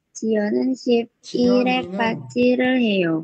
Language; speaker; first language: Korean; non-native, learner; Indonesian